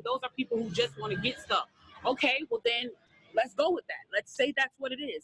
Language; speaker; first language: English; native; English